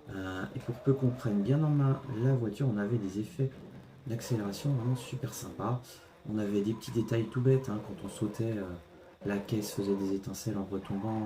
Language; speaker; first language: French; native; French